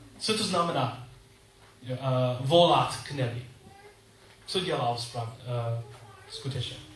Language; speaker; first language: Czech; non-native, learner; English